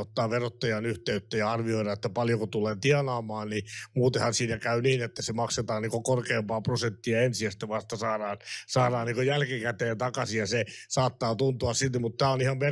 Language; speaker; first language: Finnish; native; Finnish